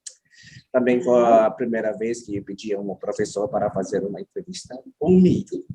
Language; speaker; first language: Portuguese; non-native, learner; Filipino